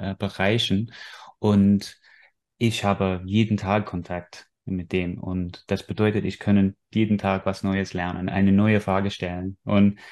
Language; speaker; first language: German; non-native, fluent; English